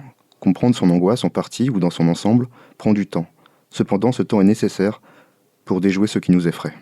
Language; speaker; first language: French; native; French